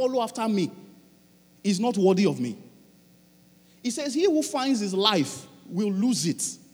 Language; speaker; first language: English; non-native, local second language; Yoruba